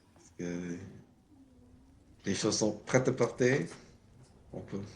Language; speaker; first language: French; non-native, learner; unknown